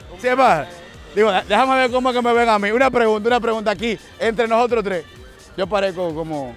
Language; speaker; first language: Spanish; native; Spanish